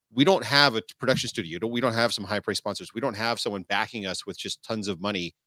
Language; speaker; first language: English; native; English